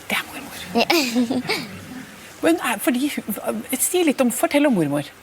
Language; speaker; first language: Norwegian; native; Norwegian